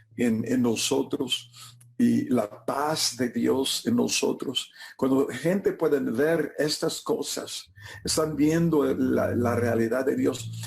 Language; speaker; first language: Spanish; non-native, fluent; English